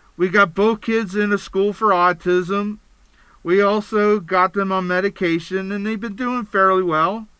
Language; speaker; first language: English; native; English